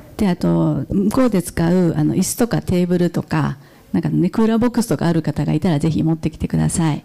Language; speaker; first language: Japanese; native; Japanese